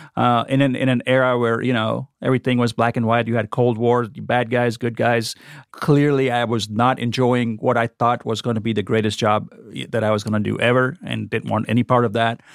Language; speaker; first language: English; non-native, local second language; Gujarati